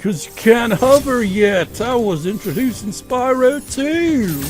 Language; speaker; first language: English; native; English